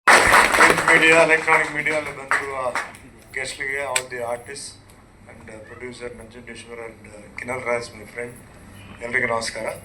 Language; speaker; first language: Kannada; non-native, fluent; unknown